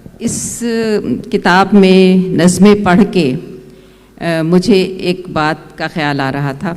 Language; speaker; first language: Urdu; non-native, local second language; Punjabi